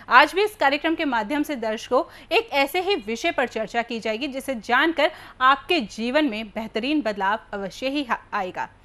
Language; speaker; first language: Hindi; native; Hindi